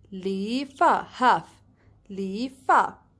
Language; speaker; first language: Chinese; non-native, fluent; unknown